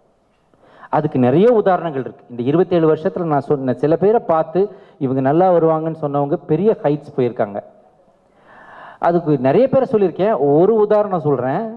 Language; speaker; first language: Tamil; native; Tamil